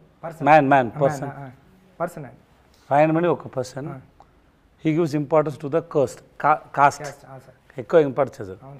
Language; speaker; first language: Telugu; non-native, learner; Tamil